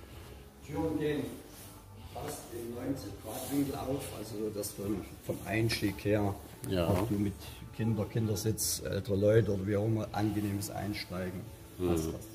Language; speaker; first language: German; native; German